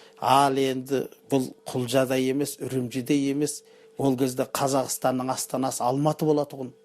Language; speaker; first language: Kazakh; early bilingual, heritage; Kazakh